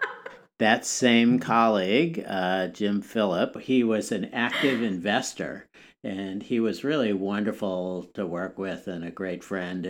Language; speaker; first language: English; native; English